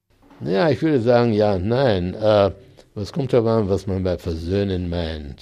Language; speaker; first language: German; native; German